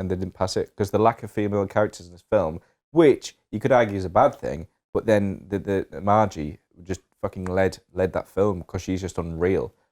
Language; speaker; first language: English; native; English